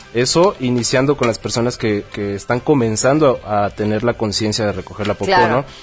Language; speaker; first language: Spanish; native; Spanish